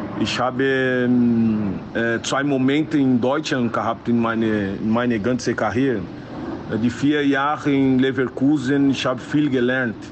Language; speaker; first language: German; non-native, learner; Portuguese